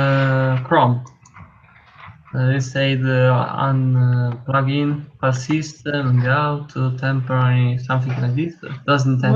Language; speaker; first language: English; non-native, learner; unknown